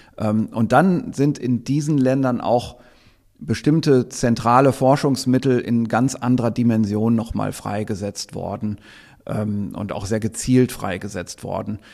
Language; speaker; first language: German; native; German